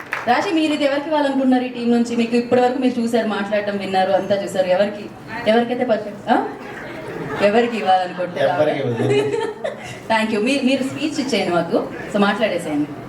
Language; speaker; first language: Telugu; native; Telugu